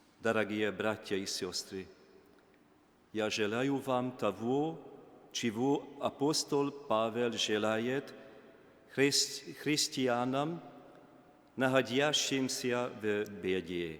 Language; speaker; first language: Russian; non-native, learner; Hungarian